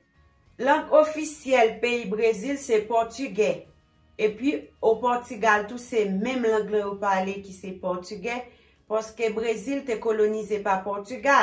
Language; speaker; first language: French; non-native, local second language; Haitian Creole